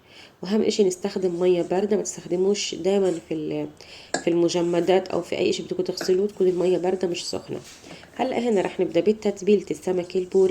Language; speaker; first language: Arabic; native; Arabic